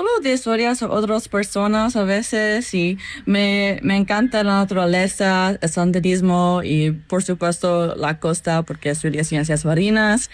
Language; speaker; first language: Spanish; non-native, learner; English